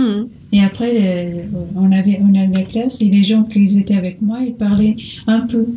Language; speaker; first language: French; non-native, learner; Portuguese